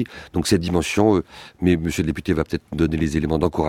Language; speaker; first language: French; native; French